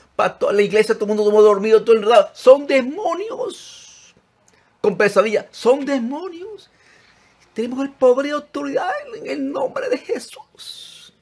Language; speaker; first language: Spanish; native; Spanish